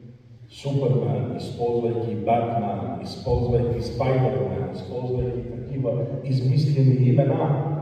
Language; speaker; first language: Bulgarian; non-native, fluent; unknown